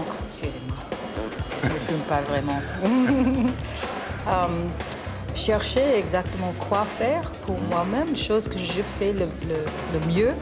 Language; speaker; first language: French; non-native, learner; English